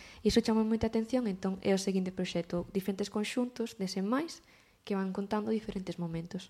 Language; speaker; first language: Galician; native; Galician